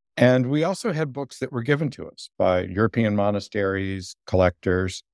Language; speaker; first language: English; native; English